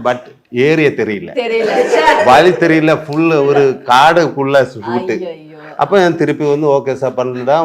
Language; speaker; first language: Tamil; non-native, learner; Malayalam